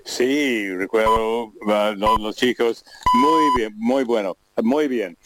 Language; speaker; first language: Spanish; non-native, learner; English